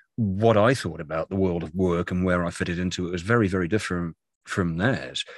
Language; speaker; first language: English; native; English